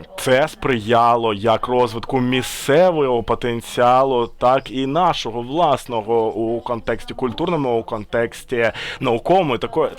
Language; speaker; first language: Ukrainian; non-native, fluent; Latvian